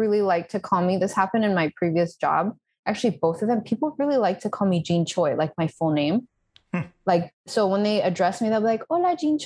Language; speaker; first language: English; native; English